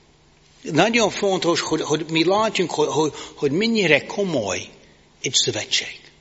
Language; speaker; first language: Hungarian; non-native, fluent; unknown